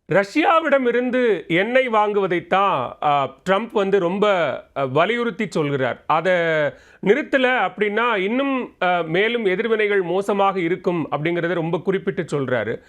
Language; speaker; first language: Tamil; native; Tamil